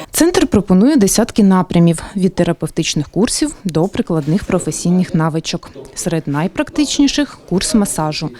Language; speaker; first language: Ukrainian; native; Ukrainian